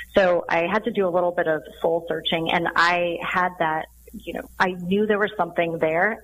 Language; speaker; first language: English; native; English